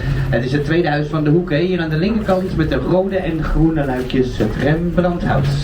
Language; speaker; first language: Dutch; native; Dutch